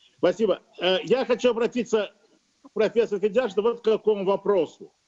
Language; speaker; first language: Russian; native; Russian